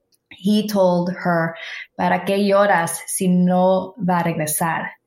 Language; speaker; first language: Spanish; early bilingual, heritage; Spanish